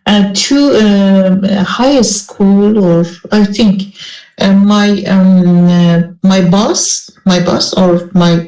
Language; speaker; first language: English; non-native, learner; Persian